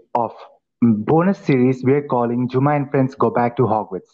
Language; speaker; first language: English; non-native, local second language; Assamese